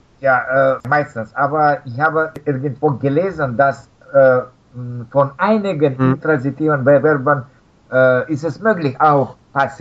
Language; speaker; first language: German; non-native, learner; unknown